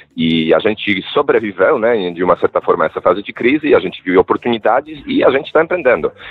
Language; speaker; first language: Portuguese; non-native, fluent; Polish